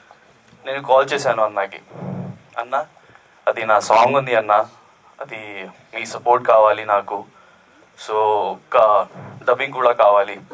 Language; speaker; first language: Telugu; non-native, learner; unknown